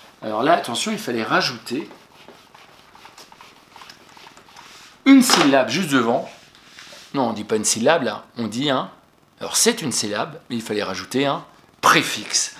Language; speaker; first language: French; native; French